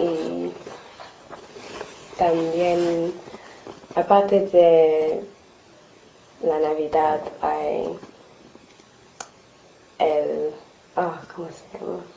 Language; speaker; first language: Spanish; non-native, learner; English